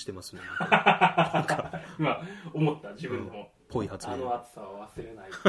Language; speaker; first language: Japanese; native; Japanese